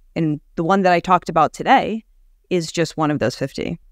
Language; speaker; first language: English; native; English